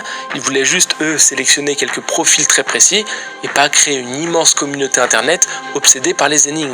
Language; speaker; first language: French; native; French